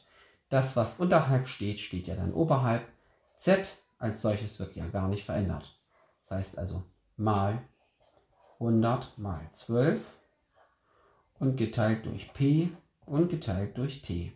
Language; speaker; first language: German; native; German